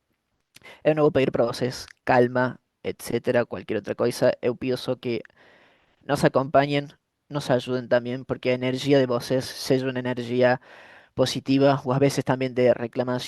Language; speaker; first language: Portuguese; non-native, fluent; Spanish